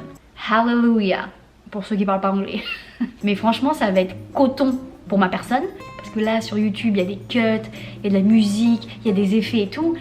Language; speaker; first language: French; native; French